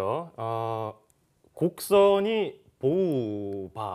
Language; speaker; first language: Korean; native; Korean